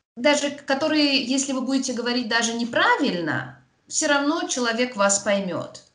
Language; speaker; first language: Russian; native; Russian